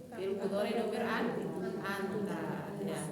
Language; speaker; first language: Arabic; non-native, fluent; Indonesian